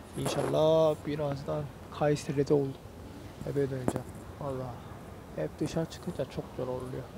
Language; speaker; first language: Turkish; non-native, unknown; Korean